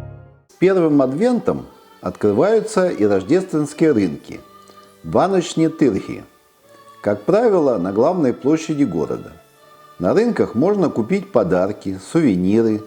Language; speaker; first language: Russian; native; Russian